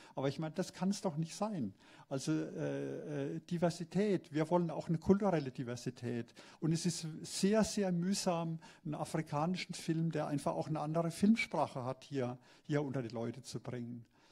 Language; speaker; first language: German; native; German